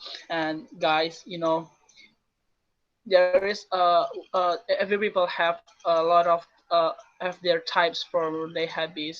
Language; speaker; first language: English; non-native, learner; Indonesian